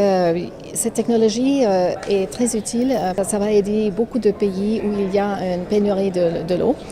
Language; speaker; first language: French; non-native, fluent; English